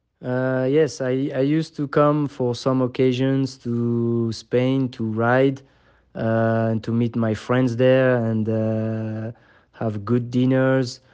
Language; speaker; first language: English; non-native, fluent; French